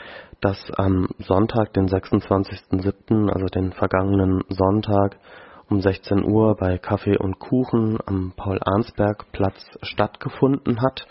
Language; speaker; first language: German; native; German